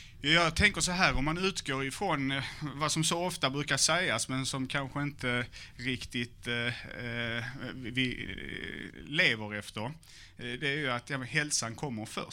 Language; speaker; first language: Swedish; native; Swedish